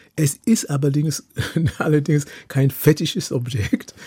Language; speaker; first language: German; non-native, fluent; Yoruba